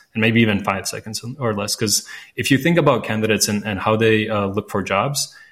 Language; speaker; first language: English; non-native, fluent; Latvian